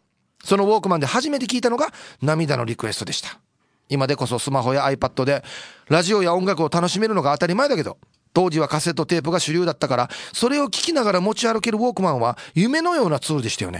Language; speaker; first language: Japanese; native; Japanese